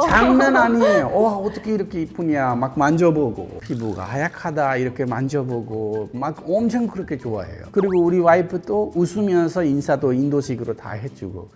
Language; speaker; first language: Korean; non-native, fluent; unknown